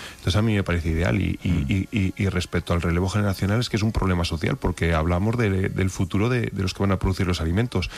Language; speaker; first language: Spanish; native; Spanish